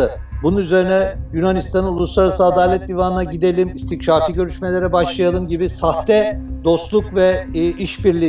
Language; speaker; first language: Turkish; native; Turkish